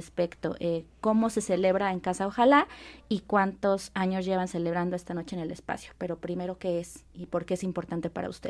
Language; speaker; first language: Spanish; native; Spanish